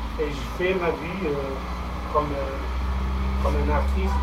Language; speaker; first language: French; non-native, fluent; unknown